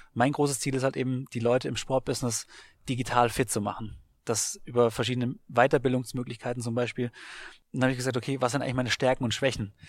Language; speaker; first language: German; native; German